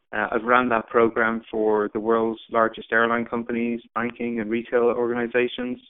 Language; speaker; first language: English; native; English